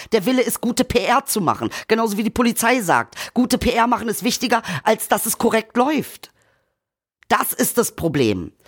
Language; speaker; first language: German; early bilingual, other home language; Turkish